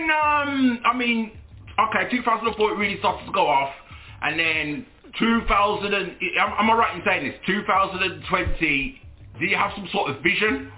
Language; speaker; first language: English; native; English